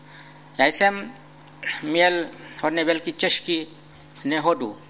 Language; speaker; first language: Czech; non-native, fluent; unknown